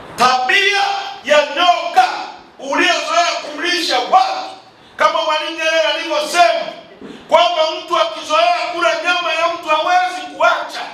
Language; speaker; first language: Swahili; native; Swahili